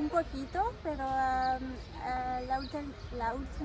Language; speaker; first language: Spanish; non-native, fluent; French